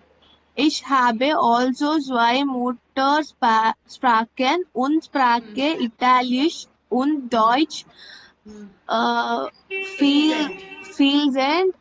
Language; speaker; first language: German; non-native, learner; Tamil